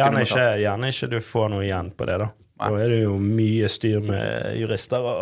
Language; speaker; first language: Norwegian; native; Norwegian